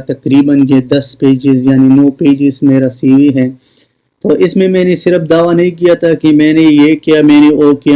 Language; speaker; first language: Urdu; non-native, local second language; Pashto